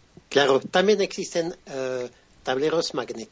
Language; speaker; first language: Spanish; non-native, fluent; French